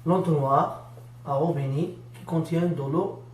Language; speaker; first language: French; non-native, local second language; Arabic